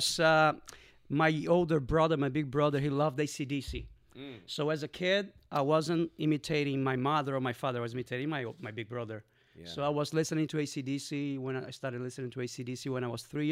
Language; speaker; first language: English; non-native, fluent; Portuguese